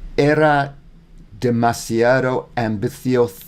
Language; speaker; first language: Spanish; non-native, learner; English